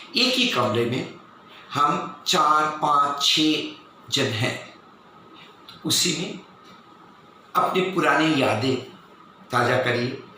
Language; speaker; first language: Hindi; non-native, local second language; Bangla